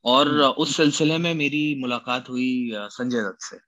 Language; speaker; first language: Hindi; native; Hindi